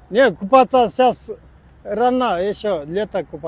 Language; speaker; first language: Russian; non-native, local second language; Kyrgyz